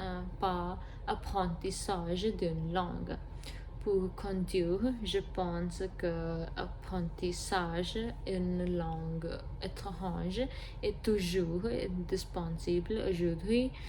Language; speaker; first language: French; non-native, learner; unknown